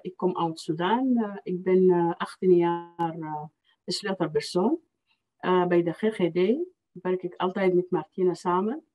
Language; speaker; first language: Dutch; non-native, fluent; Arabic